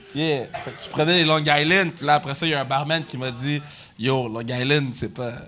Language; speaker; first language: French; native; French